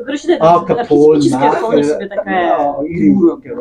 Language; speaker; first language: Russian; native; Russian